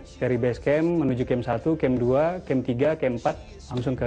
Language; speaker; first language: Indonesian; native; Indonesian